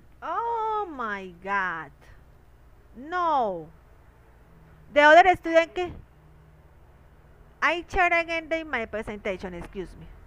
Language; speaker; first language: English; non-native, learner; Spanish